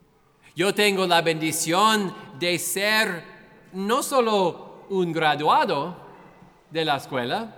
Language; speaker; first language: Spanish; non-native, fluent; English